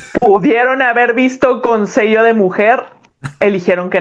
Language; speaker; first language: Spanish; native; Spanish